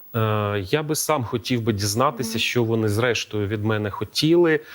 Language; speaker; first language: Ukrainian; native; Ukrainian